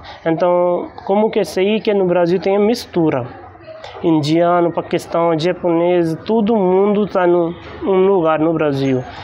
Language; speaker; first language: Portuguese; non-native, learner; Hindi